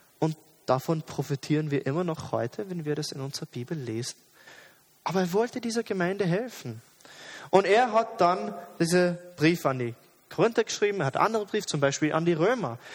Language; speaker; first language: German; non-native, fluent; English